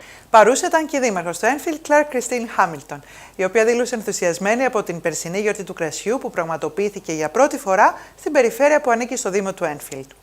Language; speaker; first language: Greek; native; Greek